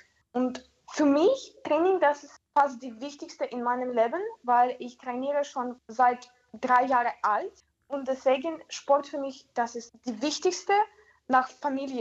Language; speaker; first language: German; non-native, learner; Ukrainian